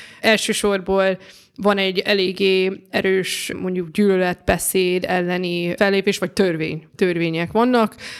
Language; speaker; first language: Hungarian; early bilingual, heritage; Hungarian